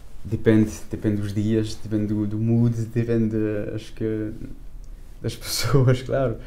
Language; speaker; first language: Portuguese; early bilingual, heritage; French